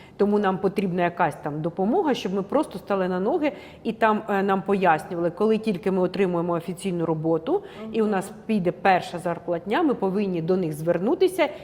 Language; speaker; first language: Ukrainian; non-native, local second language; Russian